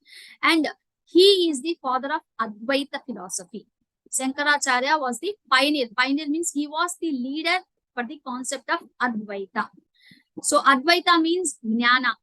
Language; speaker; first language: English; non-native, local second language; Telugu